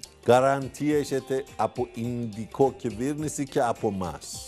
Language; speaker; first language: Greek; non-native, learner; Persian